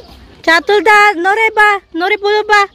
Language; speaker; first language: Korean; non-native, learner; Filipino